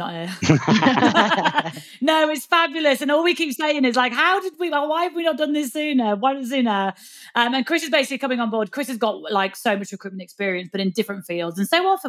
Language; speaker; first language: English; native; English